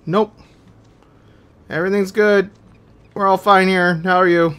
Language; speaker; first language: English; native; English